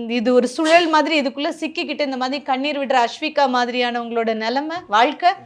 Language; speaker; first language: Tamil; native; Tamil